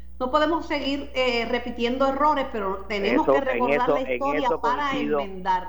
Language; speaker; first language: Spanish; native; Spanish